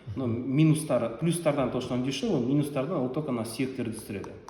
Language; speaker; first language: Russian; non-native, local second language; Kazakh